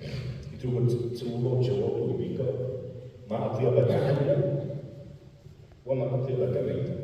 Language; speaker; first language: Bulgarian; non-native, fluent; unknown